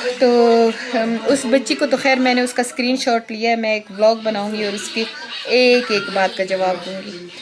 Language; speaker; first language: Urdu; non-native, local second language; Pashto